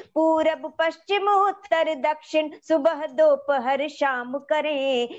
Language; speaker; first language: Hindi; non-native, local second language; Marathi